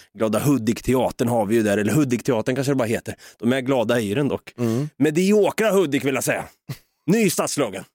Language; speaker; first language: Swedish; native; Swedish